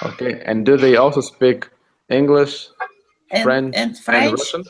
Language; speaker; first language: English; non-native, fluent; Russian